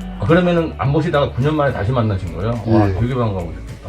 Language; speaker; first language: Korean; native; Korean